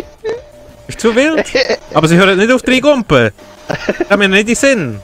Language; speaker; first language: German; native; German